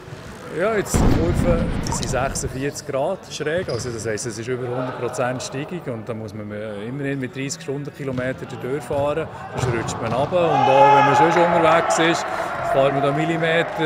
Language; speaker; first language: German; native; German